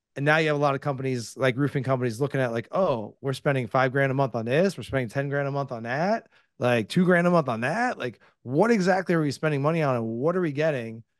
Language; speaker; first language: English; native; English